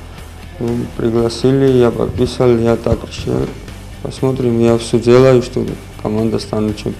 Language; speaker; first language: Russian; non-native, learner; Georgian